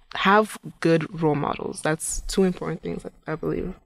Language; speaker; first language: English; non-native, local second language; Igbo